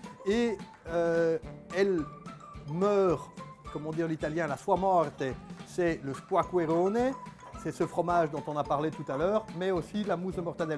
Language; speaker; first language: French; native; French